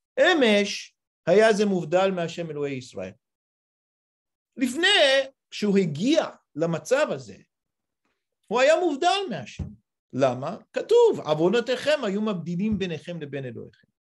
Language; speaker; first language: Hebrew; non-native, fluent; English